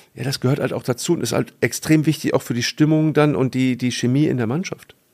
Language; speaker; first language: German; native; German